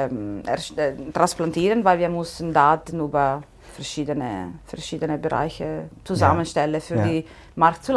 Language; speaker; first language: German; non-native, fluent; Italian